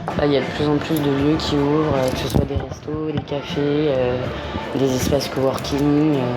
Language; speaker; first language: French; native; French